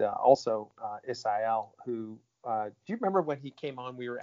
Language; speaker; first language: English; native; English